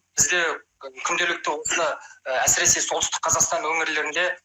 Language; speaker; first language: Kazakh; native; Kazakh